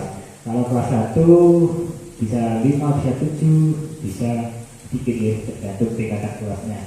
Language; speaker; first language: Indonesian; native; Indonesian